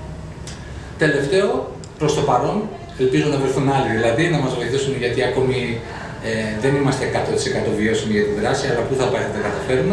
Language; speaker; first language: Greek; native; Greek